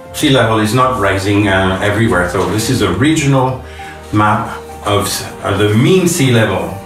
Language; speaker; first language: English; non-native, fluent; French